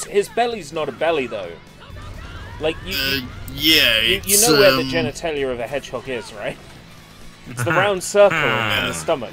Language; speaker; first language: English; native; English